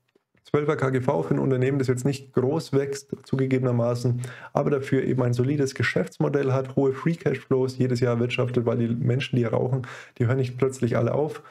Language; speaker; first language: German; native; German